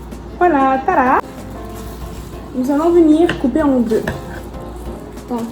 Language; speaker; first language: French; native; French